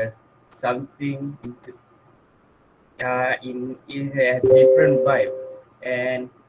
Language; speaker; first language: English; non-native, local second language; Malay